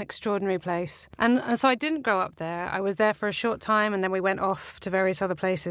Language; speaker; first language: English; native; English